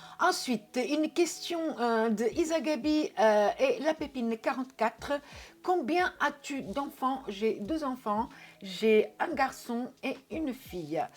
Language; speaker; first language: French; non-native, fluent; Portuguese